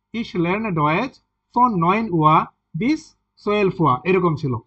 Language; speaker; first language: German; non-native, learner; Bangla